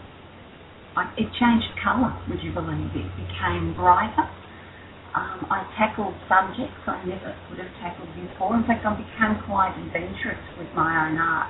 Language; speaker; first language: English; native; English